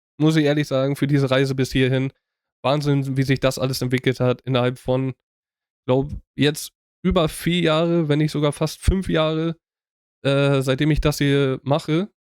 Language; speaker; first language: German; native; German